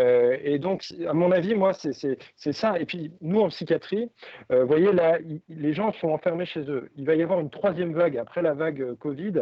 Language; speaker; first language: French; native; French